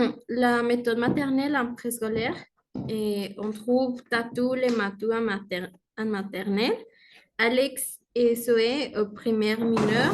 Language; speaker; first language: French; non-native, learner; Spanish